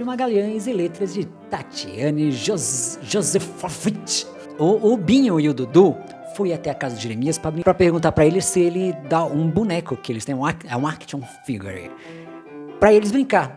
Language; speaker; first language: Portuguese; native; Portuguese